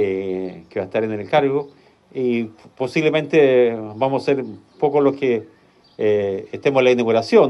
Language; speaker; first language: Spanish; native; Spanish